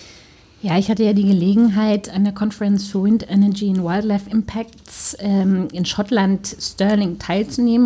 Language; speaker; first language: German; native; German